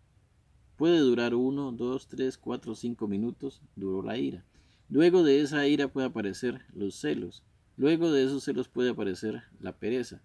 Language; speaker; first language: Spanish; native; Spanish